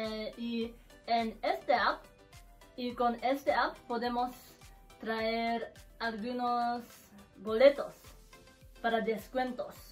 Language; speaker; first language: Spanish; non-native, learner; Japanese